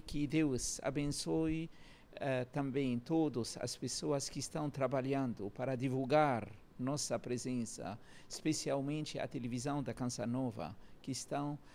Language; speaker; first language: Portuguese; non-native, learner; Arabic